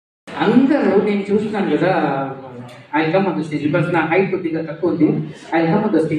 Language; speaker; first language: Telugu; non-native, local second language; Urdu